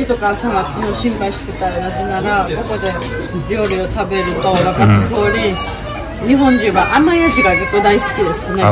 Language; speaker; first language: Japanese; non-native, fluent; Georgian